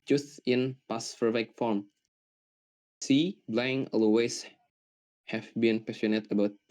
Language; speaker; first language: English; non-native, learner; Indonesian